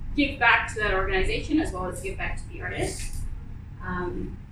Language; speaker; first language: English; early bilingual, other home language; Arabic